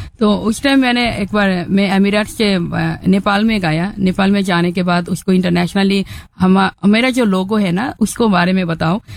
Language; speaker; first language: Hindi; non-native, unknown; Bangla